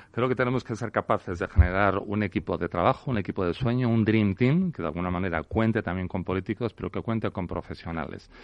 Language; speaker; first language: Spanish; native; Spanish